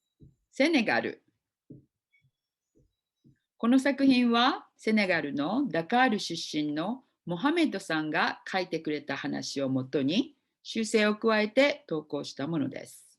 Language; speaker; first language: Japanese; non-native, fluent; English